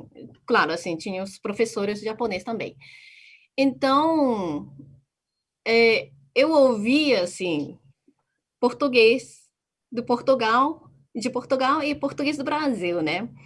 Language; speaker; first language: Portuguese; non-native, fluent; Japanese